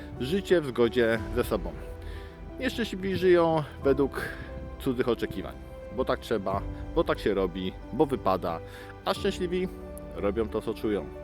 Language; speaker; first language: Polish; native; Polish